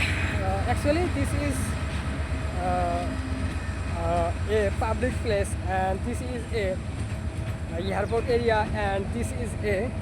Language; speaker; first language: English; non-native, learner; Bangla